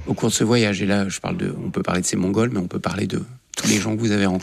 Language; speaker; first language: French; native; French